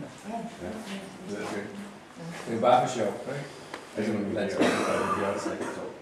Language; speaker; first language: Danish; native; Danish